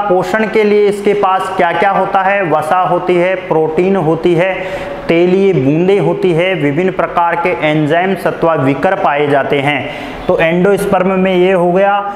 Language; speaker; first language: Hindi; native; Hindi